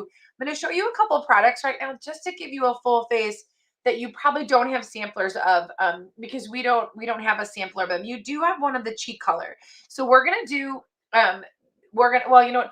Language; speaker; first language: English; native; English